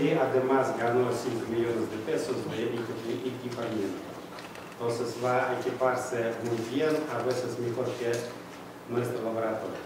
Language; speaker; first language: Spanish; non-native, fluent; Russian